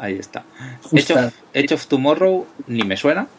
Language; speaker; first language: Spanish; native; Spanish